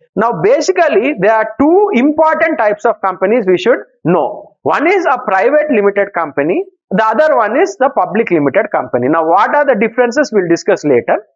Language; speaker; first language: English; non-native, local second language; Telugu